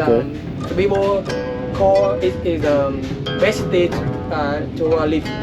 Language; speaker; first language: English; non-native, learner; Vietnamese